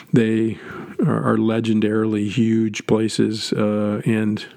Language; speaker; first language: English; native; English